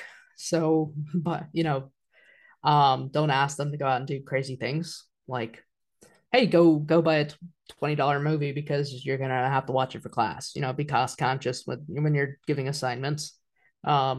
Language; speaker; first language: English; native; English